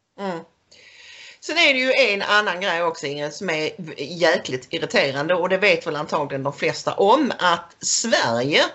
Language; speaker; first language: Swedish; native; Swedish